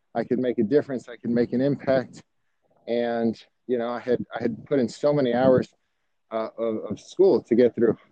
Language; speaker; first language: English; native; English